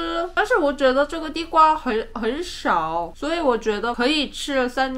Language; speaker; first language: Chinese; non-native, fluent; Korean